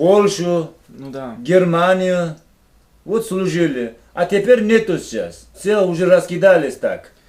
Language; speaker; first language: Russian; non-native, local second language; Uzbek